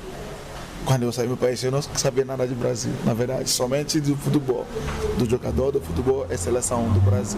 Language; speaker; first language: Portuguese; non-native, learner; Igbo